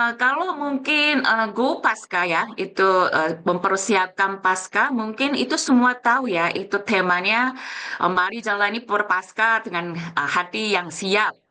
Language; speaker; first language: Indonesian; non-native, fluent; Korean